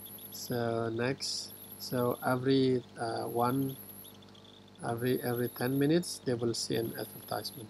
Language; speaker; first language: English; non-native, fluent; Indonesian